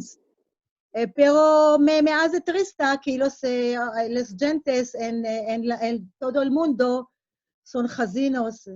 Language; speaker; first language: Spanish; non-native, learner; Hebrew